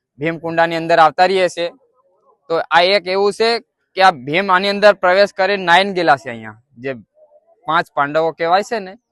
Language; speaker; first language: Gujarati; non-native, local second language; Bhili